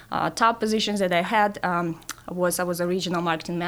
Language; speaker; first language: English; non-native, fluent; Russian